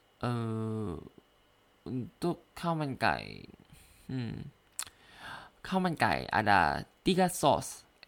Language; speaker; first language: Indonesian; non-native, learner; Thai